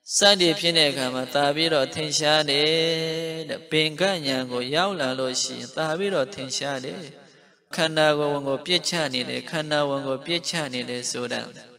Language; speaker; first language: Burmese; non-native, local second language; Mon